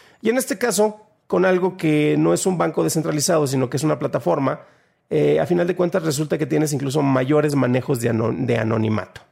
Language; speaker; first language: Spanish; native; Spanish